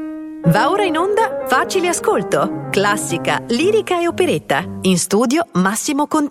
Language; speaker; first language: Italian; native; Italian